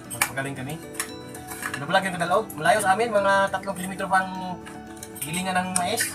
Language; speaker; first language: Filipino; non-native, local second language; Cebuano